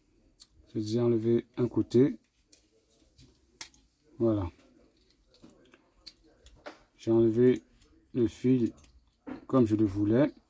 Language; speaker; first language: French; native; French